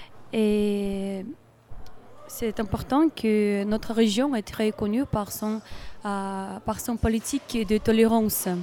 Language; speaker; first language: French; non-native, learner; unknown